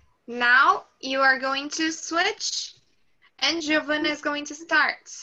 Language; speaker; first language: English; non-native, fluent; Portuguese